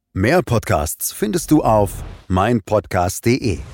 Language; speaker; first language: German; native; German